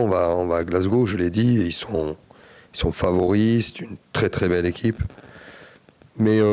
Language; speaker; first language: French; native; French